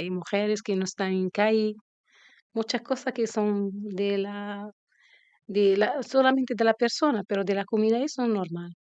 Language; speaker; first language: Spanish; non-native, learner; Arabic